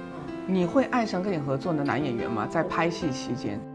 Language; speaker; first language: Chinese; native; Chinese